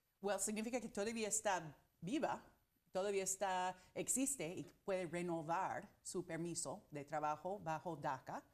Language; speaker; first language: Spanish; non-native, fluent; English